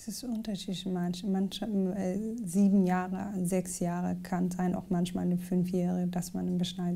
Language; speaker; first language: German; non-native, learner; Somali